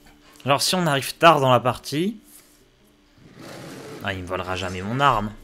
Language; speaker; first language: French; native; French